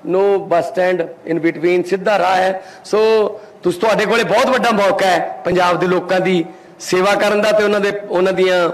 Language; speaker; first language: Hindi; non-native, local second language; Punjabi